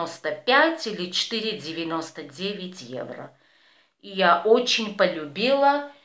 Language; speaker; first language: Russian; non-native, fluent; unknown